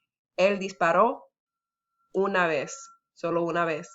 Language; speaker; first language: Spanish; early bilingual, heritage; Spanish